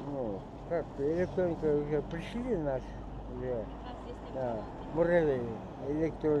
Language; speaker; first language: Russian; non-native, local second language; Kyrgyz